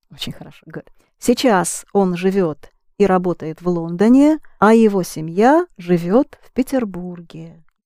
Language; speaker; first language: Russian; native; Russian